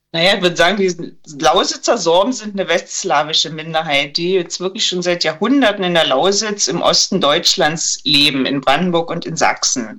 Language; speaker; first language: German; native; German